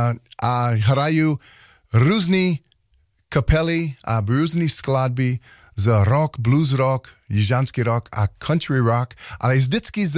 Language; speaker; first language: Czech; non-native, learner; English